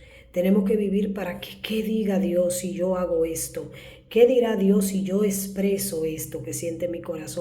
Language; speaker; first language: Spanish; native; Spanish